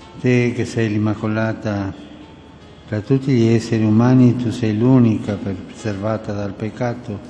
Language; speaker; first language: Italian; early bilingual, heritage; Spanish